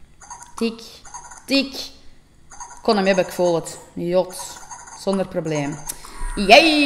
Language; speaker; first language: Dutch; native; Dutch